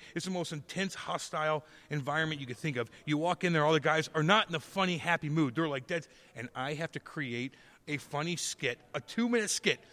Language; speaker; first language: English; native; English